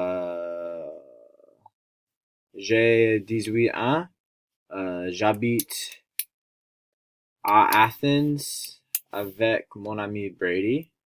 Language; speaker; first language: French; non-native, learner; English